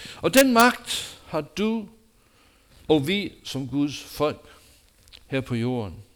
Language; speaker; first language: Danish; non-native, fluent; English